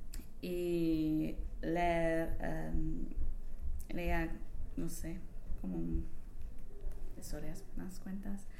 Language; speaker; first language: Spanish; non-native, learner; English